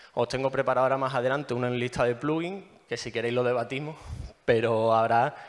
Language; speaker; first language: Spanish; native; Spanish